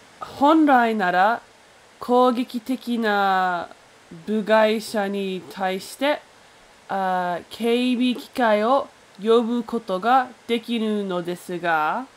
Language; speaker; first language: Japanese; non-native, learner; English